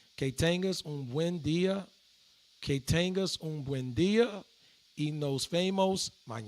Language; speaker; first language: Spanish; non-native, learner; English